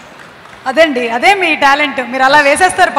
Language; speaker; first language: Telugu; native; Telugu